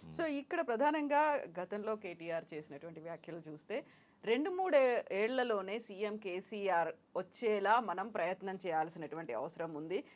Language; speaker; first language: Telugu; native; Telugu